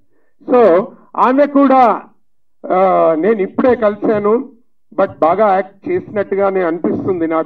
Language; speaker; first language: Telugu; native; Telugu